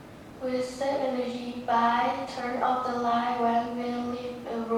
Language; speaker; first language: English; non-native, learner; Vietnamese